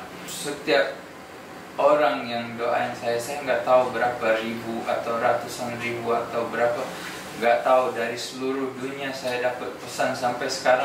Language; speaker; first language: Indonesian; non-native, fluent; English